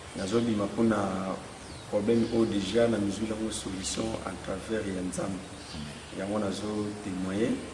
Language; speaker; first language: Lingala; non-native, local second language; Kongo